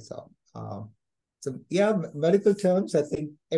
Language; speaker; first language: English; non-native, local second language; Malayalam